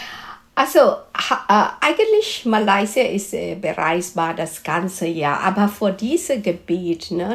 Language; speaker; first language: German; non-native, fluent; Malay